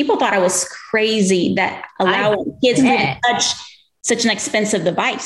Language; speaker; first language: English; non-native, fluent; Portuguese